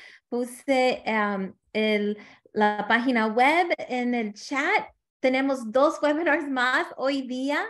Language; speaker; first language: Spanish; early bilingual, heritage; Spanish